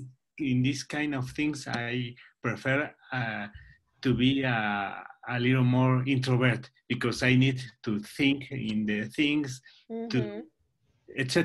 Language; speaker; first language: English; non-native, learner; Spanish